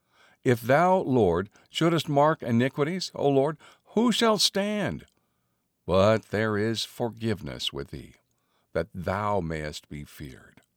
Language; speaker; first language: English; native; English